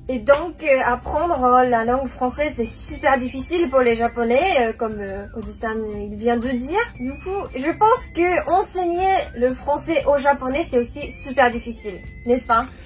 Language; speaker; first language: French; non-native, fluent; Japanese